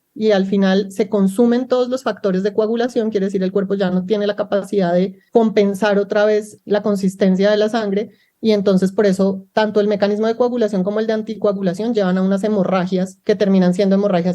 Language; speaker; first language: Spanish; native; Spanish